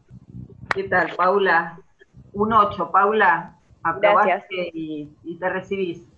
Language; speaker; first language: Spanish; native; Spanish